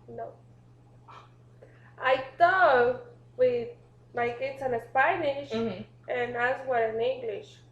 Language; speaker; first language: English; non-native, learner; Spanish